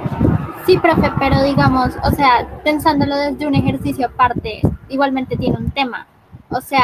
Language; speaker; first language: Spanish; native; Spanish